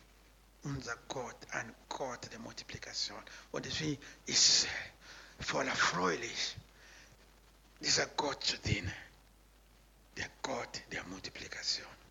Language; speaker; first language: German; non-native, learner; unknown